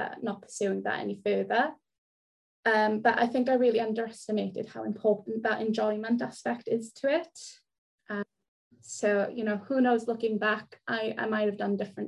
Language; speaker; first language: English; non-native, local second language; Welsh